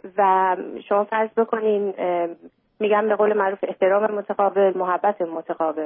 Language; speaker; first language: Persian; early bilingual, heritage; Persian